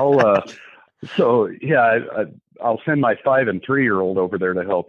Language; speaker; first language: English; native; English